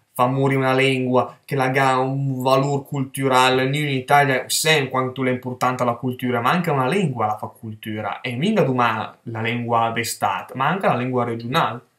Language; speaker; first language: Italian; native; Italian